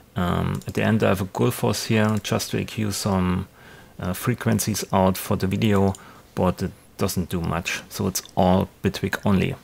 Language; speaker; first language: English; non-native, fluent; German